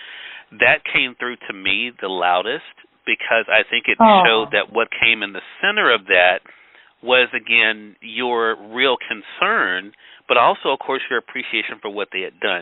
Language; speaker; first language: English; native; English